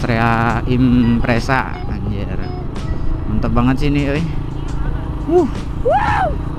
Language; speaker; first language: Indonesian; non-native, local second language; Sundanese